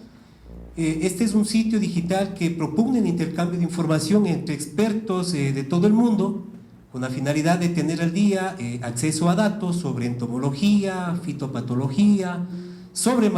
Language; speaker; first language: Spanish; native; Spanish